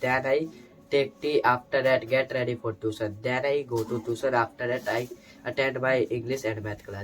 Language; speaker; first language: English; non-native, learner; Hindi